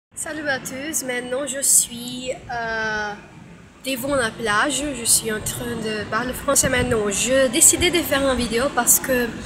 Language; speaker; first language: French; non-native, learner; Portuguese